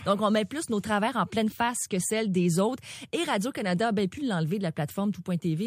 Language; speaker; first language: French; native; French